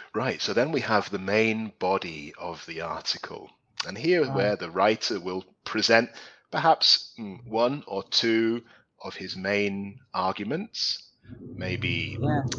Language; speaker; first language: English; native; English